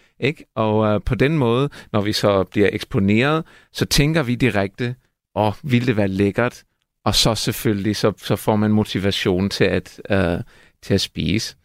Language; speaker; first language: Danish; non-native, fluent; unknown